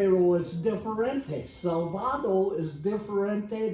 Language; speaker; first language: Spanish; non-native, learner; English